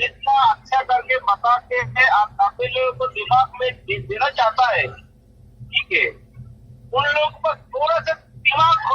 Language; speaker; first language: Hindi; non-native, learner; Bangla